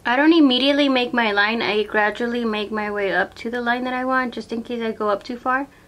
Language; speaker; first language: English; early bilingual, other home language; Spanish